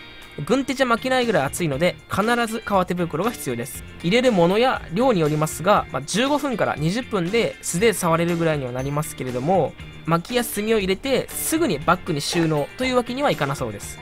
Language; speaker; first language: Japanese; native; Japanese